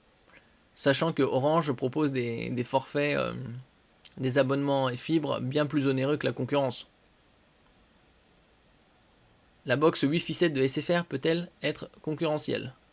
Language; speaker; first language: French; native; French